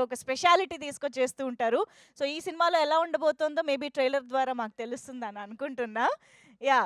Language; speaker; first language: Telugu; native; Telugu